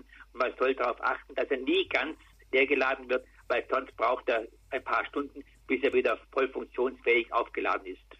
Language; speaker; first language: German; native; German